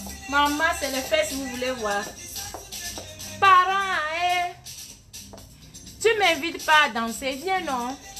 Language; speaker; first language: French; non-native, local second language; Ewe